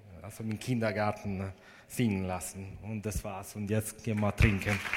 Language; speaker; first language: German; non-native, fluent; Italian